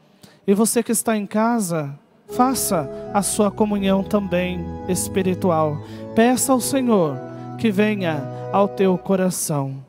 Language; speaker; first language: Portuguese; native; Portuguese